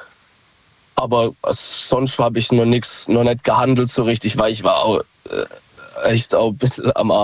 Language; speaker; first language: German; native; German